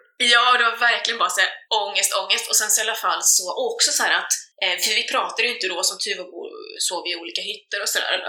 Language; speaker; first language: Swedish; native; Swedish